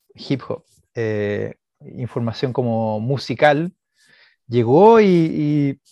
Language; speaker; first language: Spanish; native; Spanish